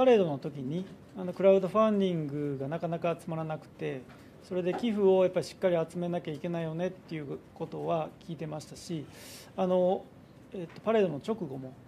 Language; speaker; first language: Japanese; native; Japanese